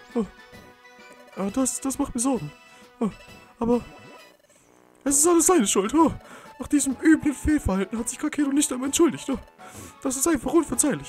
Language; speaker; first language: German; native; German